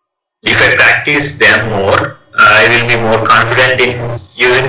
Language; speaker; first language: English; non-native, learner; Telugu